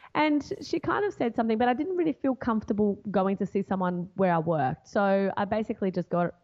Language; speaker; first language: English; non-native, fluent; Portuguese